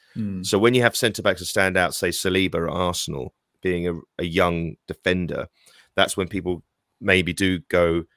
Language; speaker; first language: English; native; English